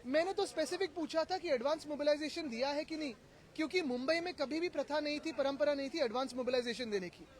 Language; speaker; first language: Hindi; non-native, local second language; Marathi